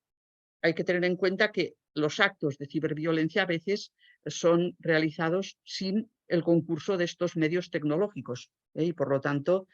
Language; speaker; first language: Spanish; native; Spanish